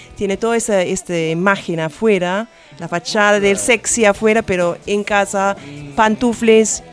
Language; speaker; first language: Spanish; non-native, fluent; English